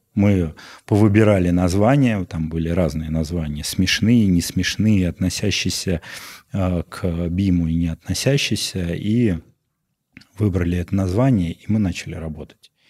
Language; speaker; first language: Russian; native; Russian